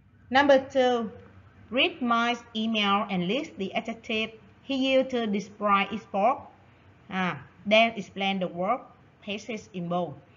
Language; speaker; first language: English; non-native, fluent; Vietnamese